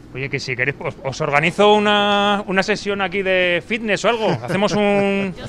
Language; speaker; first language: Spanish; native; Spanish